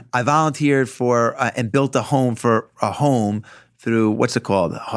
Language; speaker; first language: English; native; English